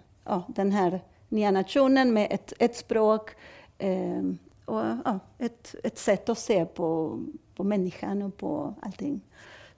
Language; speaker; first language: Swedish; non-native, fluent; Spanish